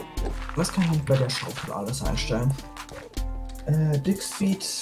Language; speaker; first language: German; native; German